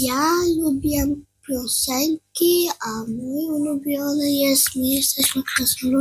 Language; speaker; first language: Polish; early bilingual, heritage; Polish